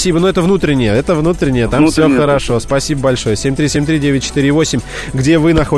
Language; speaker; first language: Russian; native; Russian